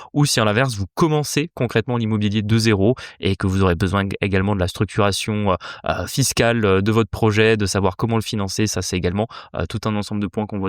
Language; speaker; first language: French; native; French